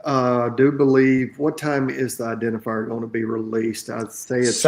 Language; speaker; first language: English; native; English